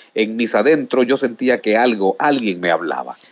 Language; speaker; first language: Spanish; native; Spanish